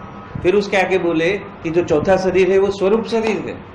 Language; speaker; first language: Hindi; non-native, local second language; Gujarati